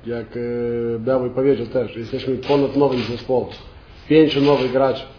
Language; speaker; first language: Polish; non-native, learner; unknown